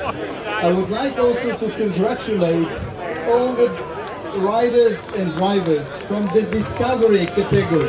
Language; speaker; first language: English; non-native, fluent; German